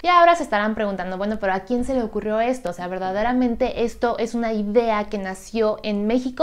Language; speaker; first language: Spanish; native; Spanish